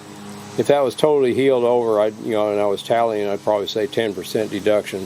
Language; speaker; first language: English; native; English